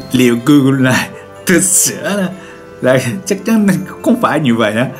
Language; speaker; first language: Vietnamese; non-native, fluent; Japanese